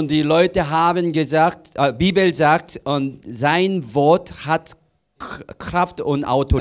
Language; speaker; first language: German; non-native, learner; Korean